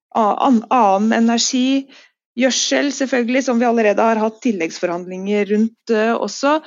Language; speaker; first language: Norwegian; native; Norwegian